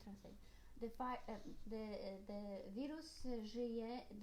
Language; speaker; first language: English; non-native, learner; Polish